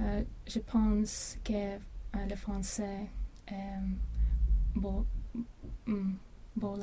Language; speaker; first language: French; non-native, learner; Latvian